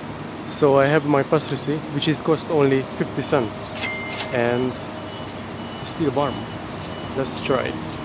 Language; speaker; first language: English; non-native, learner; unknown